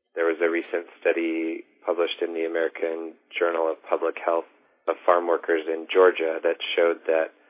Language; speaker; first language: English; native; English